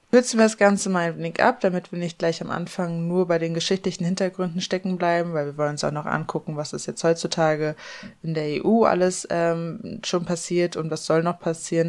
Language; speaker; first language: German; native; German